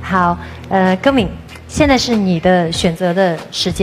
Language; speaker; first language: Chinese; native; Chinese